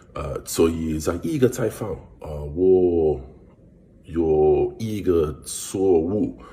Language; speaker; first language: Chinese; non-native, learner; English